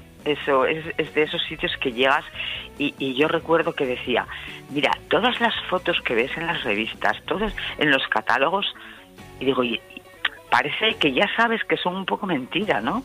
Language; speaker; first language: Spanish; native; Spanish